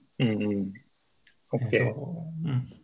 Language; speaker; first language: Japanese; non-native, learner; English